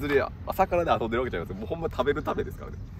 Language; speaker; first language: Japanese; native; Japanese